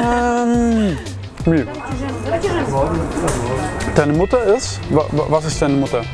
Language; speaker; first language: German; native; German